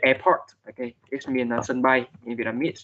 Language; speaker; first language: English; non-native, fluent; Vietnamese